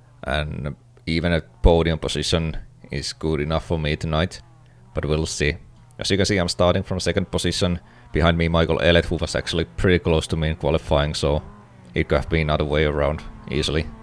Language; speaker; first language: English; non-native, fluent; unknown